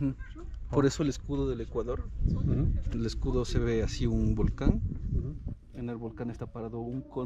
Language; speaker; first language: Spanish; native; Spanish